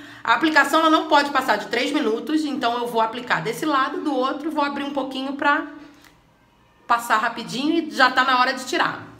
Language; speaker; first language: Portuguese; native; Portuguese